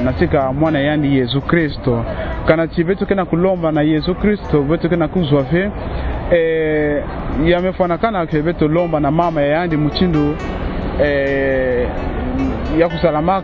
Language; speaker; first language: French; non-native, local second language; Kongo